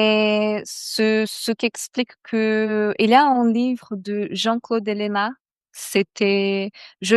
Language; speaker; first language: French; non-native, fluent; Portuguese